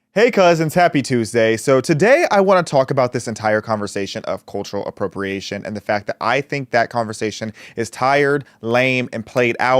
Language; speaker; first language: English; native; English